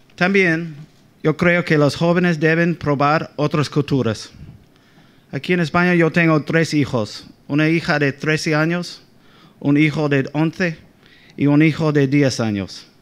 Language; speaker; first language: Spanish; non-native, fluent; English